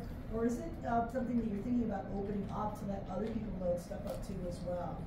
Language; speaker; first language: English; native; English